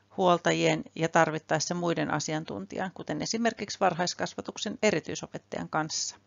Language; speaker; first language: Finnish; native; Finnish